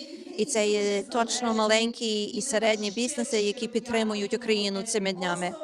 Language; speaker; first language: Ukrainian; early bilingual, heritage; Ukrainian